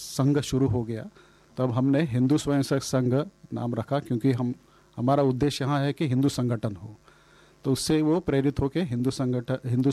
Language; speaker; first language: Hindi; non-native, local second language; Marathi